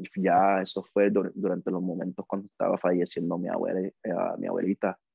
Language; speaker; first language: Spanish; early bilingual, heritage; Spanish